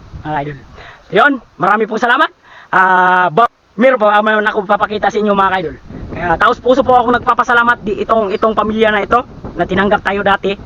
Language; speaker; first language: Filipino; non-native, local second language; Cebuano